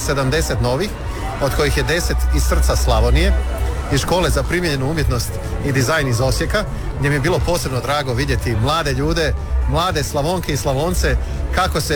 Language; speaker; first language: Serbian; native; Serbian